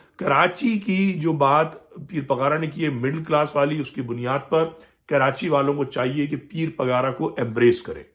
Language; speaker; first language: Urdu; native; Urdu